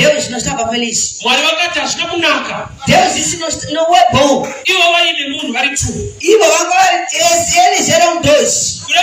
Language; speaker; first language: Portuguese; non-native, local second language; Shona